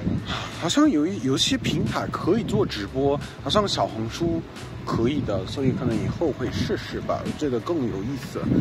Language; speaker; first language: Chinese; non-native, learner; English